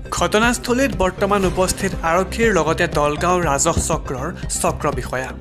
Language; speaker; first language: Assamese; non-native, local second language; Bangla